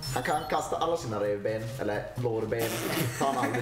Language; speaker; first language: Swedish; native; Swedish